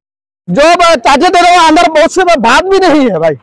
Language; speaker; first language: Hindi; non-native, learner; Bangla